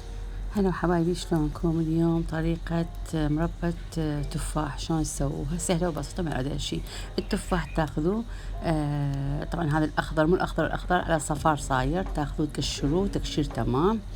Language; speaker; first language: Arabic; native; Arabic